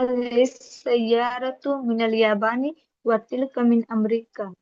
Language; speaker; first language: Arabic; non-native, learner; Urdu